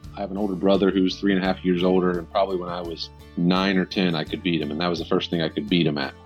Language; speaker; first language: English; native; English